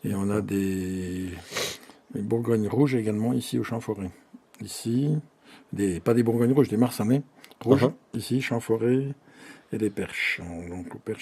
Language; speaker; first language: French; native; French